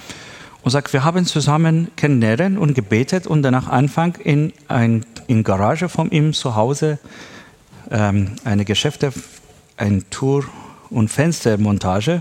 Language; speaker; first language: German; non-native, learner; Persian